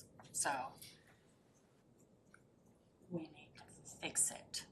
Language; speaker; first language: English; native; English